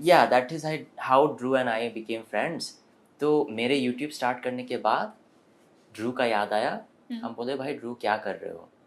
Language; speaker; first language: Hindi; early bilingual, other home language; Korean